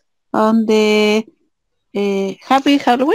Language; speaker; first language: English; non-native, learner; Spanish